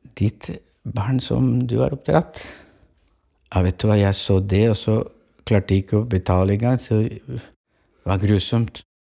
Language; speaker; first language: Norwegian; non-native, fluent; Spanish